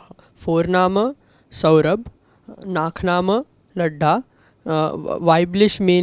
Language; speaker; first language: German; non-native, learner; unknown